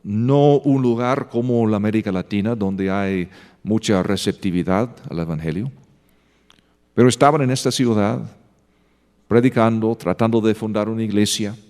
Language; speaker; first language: Spanish; non-native, fluent; English